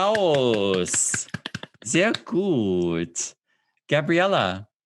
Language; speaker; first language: German; non-native, fluent; English